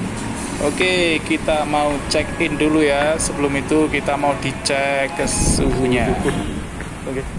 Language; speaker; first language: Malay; non-native, local second language; Javanese